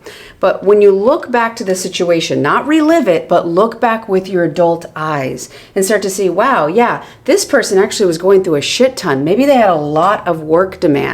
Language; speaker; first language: English; native; English